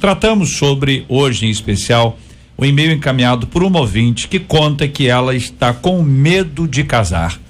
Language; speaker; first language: Portuguese; native; Portuguese